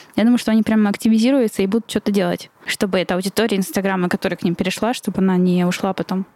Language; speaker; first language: Russian; native; Russian